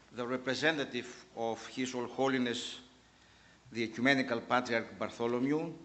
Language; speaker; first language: English; non-native, fluent; Greek